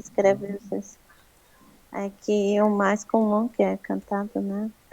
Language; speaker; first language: Portuguese; native; Portuguese